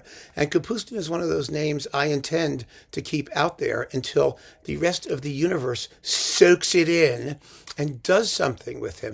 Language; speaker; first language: English; native; English